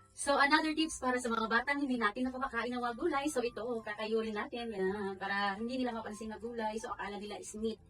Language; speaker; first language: Filipino; non-native, local second language; Cebuano